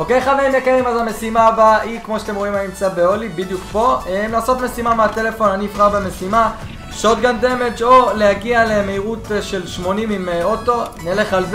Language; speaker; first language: Hebrew; native; Hebrew